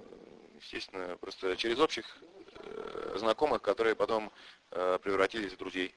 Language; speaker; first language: Russian; native; Russian